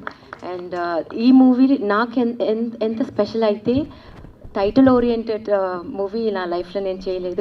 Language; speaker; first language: Telugu; non-native, learner; Tamil